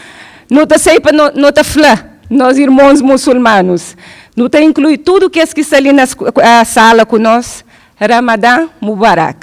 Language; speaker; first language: Portuguese; non-native, local second language; Kabuverdianu